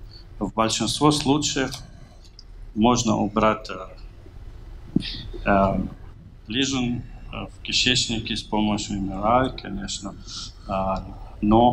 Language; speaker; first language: Russian; non-native, fluent; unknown